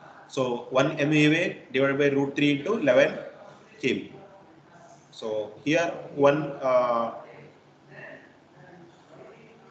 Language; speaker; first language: English; non-native, local second language; Kannada